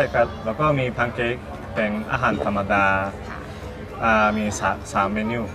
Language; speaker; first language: Thai; non-native, learner; Japanese